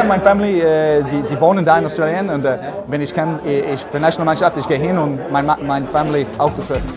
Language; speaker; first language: German; non-native, learner; English